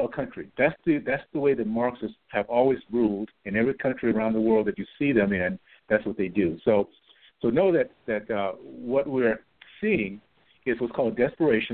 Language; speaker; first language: English; native; English